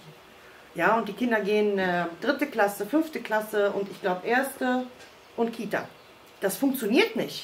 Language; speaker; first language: German; early bilingual, other home language; Croatian